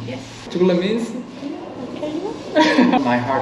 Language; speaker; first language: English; non-native, learner; Korean